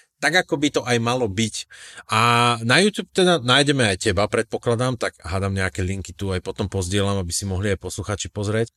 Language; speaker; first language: Slovak; native; Slovak